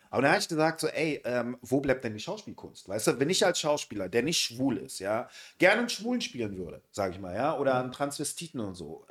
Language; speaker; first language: German; native; German